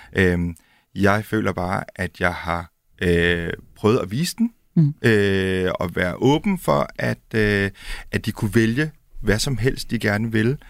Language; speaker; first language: Danish; early bilingual, other home language; Indonesian